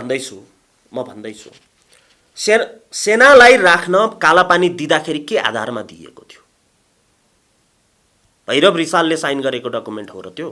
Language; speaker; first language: Nepali; native; Nepali